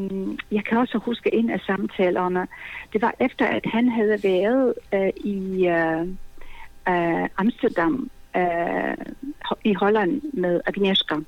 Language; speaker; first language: Danish; non-native, fluent; Polish